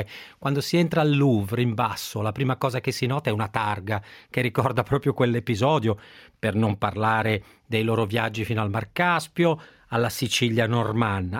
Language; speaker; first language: Italian; native; Italian